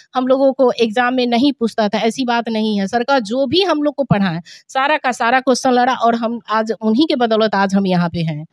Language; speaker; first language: Hindi; native; Hindi